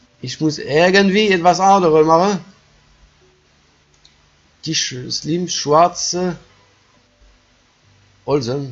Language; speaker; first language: German; non-native, fluent; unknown